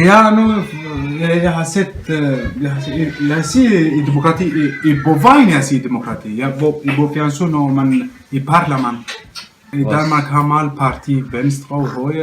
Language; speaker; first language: Danish; non-native, learner; Kurdish